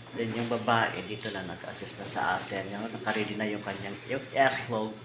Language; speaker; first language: Filipino; native; Filipino